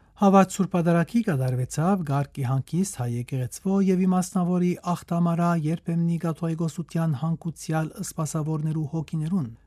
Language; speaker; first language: Armenian; native; Armenian